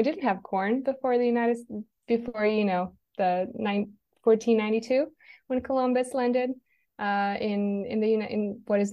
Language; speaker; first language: English; non-native, fluent; Italian